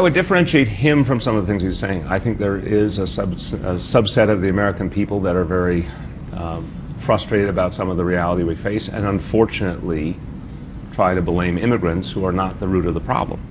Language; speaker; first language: English; native; English